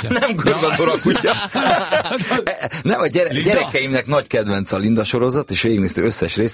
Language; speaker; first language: Hungarian; native; Hungarian